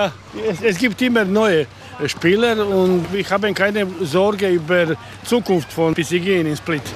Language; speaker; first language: German; non-native, learner; Croatian